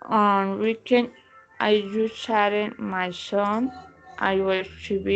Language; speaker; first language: English; non-native, learner; Spanish